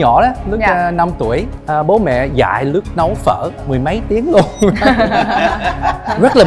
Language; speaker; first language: Vietnamese; early bilingual, heritage; Vietnamese